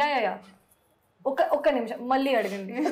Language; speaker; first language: Telugu; non-native, learner; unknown